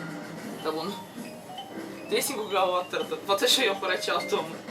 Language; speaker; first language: Japanese; non-native, fluent; Russian